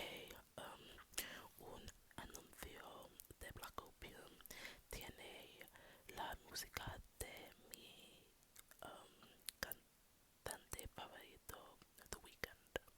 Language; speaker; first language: Spanish; non-native, learner; English